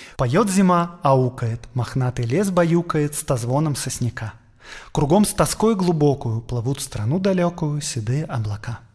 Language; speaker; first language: Russian; native; Russian